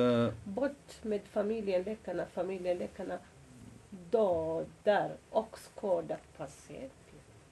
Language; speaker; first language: Swedish; non-native, fluent; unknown